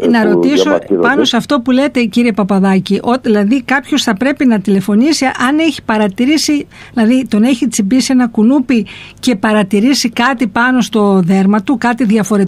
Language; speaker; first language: Greek; native; Greek